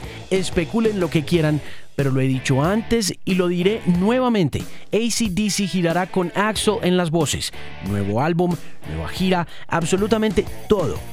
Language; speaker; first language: Spanish; native; Spanish